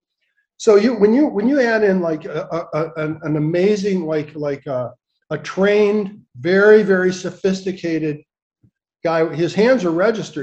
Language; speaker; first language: English; native; English